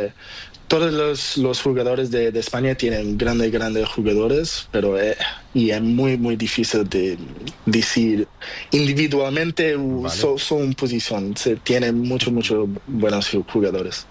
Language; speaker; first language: Spanish; non-native, learner; Portuguese